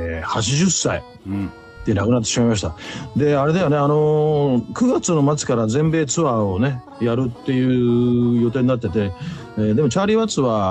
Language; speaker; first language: Japanese; native; Japanese